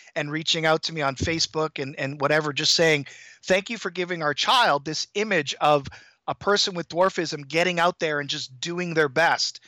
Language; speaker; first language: English; native; English